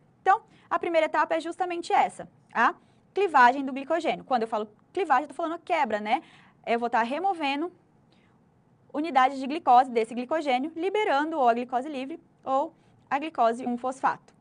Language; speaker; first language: Portuguese; native; Portuguese